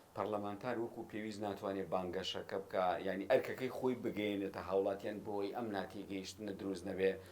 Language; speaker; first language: Central Kurdish; native; Central Kurdish